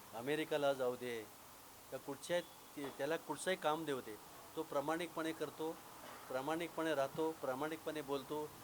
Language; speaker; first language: Marathi; non-native, local second language; Urdu